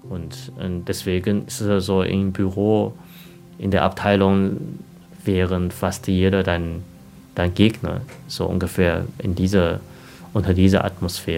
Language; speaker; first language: German; non-native, fluent; Chinese